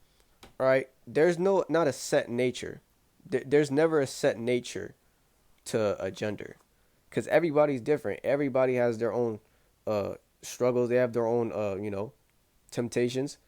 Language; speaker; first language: English; native; English